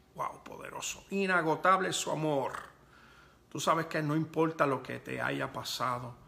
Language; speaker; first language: Spanish; early bilingual, heritage; Spanish